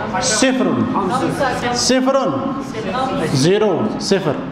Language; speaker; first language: Arabic; non-native, fluent; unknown